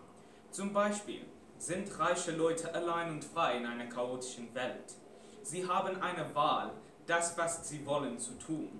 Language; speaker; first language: German; non-native, fluent; English